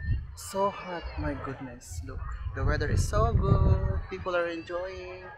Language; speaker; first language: English; non-native, local second language; Filipino